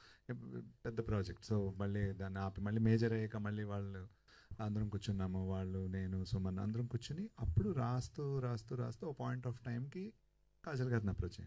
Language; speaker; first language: Telugu; native; Telugu